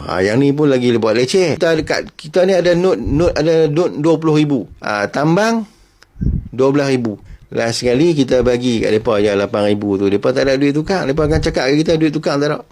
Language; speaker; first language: Malay; native; Malay